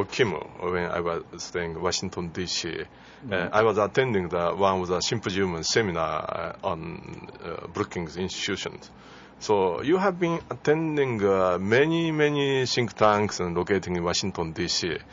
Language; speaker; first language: English; non-native, fluent; Japanese